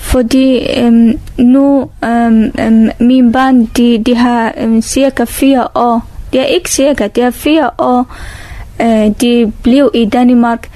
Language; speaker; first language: Danish; non-native, learner; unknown